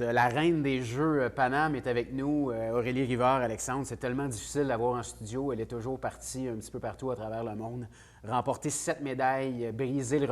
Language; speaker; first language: French; native; French